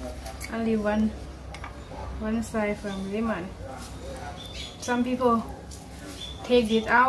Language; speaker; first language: English; non-native, learner; Lao